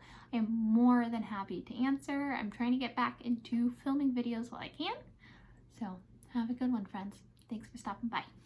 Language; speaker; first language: English; native; English